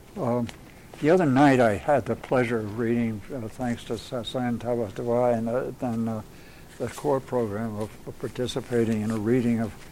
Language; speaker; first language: English; native; English